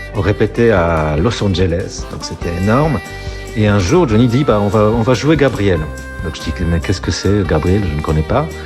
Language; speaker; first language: French; non-native, fluent; Polish